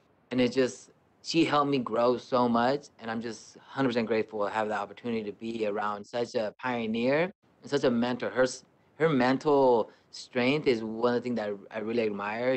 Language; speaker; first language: English; non-native, fluent; Spanish